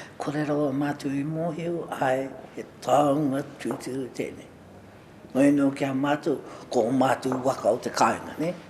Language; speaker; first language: Māori; native; Māori